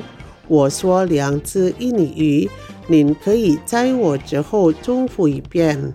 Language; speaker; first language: Chinese; non-native, fluent; Indonesian